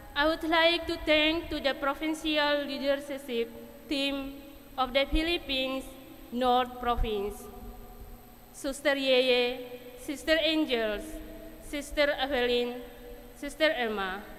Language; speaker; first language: English; non-native, fluent; Indonesian